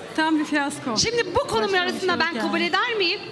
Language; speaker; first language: Turkish; native; Turkish